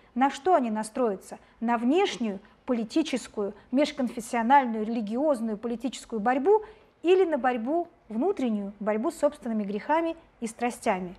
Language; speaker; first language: Russian; native; Russian